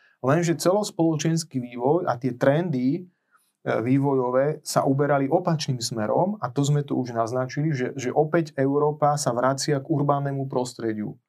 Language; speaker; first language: Slovak; native; Slovak